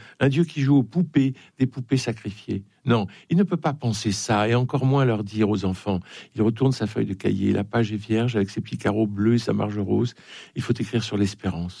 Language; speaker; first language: French; native; French